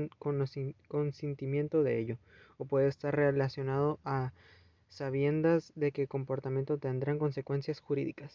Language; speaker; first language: Spanish; native; Spanish